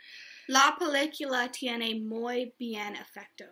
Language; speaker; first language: Spanish; non-native, learner; English